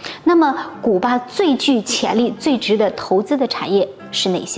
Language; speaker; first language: Chinese; native; Chinese